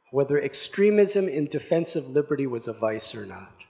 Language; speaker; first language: English; native; English